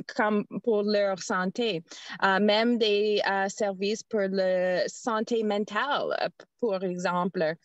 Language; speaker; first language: French; non-native, learner; English